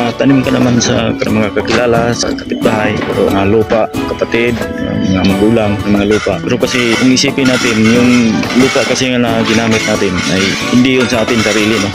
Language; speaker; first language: Filipino; non-native, local second language; Cebuano